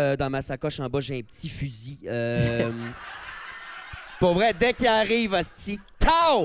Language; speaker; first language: French; native; French